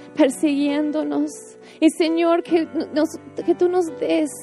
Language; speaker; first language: Spanish; non-native, fluent; English